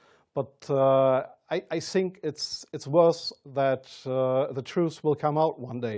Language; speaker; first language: English; non-native, fluent; German